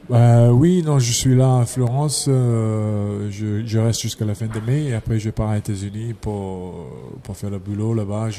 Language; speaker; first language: French; non-native, fluent; English